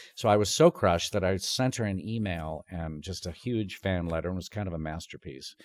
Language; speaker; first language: English; native; English